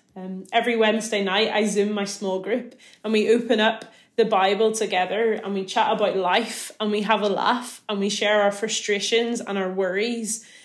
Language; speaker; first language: English; native; English